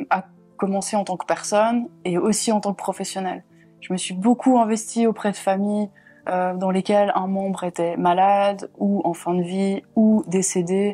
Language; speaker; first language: French; native; French